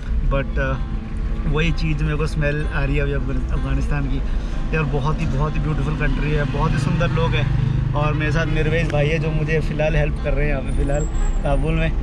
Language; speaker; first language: Hindi; native; Hindi